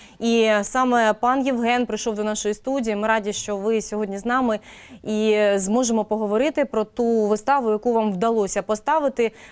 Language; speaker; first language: Ukrainian; native; Ukrainian